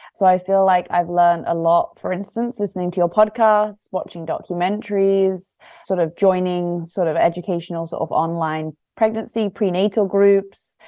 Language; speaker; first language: English; native; English